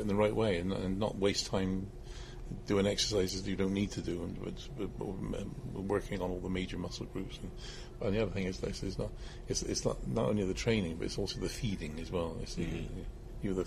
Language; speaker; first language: English; native; English